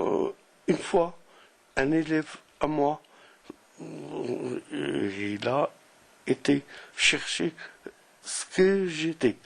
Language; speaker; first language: French; non-native, local second language; Arabic